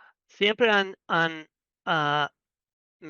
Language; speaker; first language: Spanish; non-native, learner; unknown